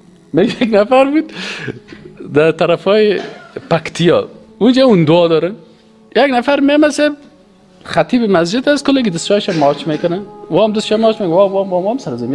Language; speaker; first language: Persian; native; Persian